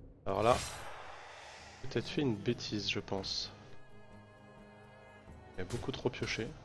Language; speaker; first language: French; native; French